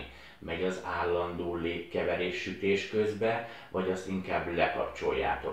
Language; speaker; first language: Hungarian; native; Hungarian